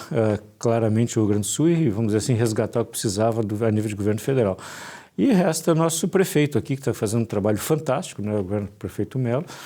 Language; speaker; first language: Portuguese; native; Portuguese